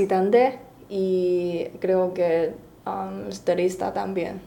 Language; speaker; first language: Spanish; non-native, learner; Chinese